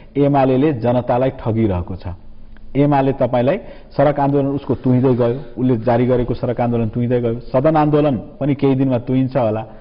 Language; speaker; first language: Nepali; non-native, local second language; Maithili